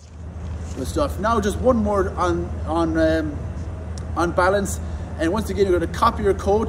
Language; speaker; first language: English; native; English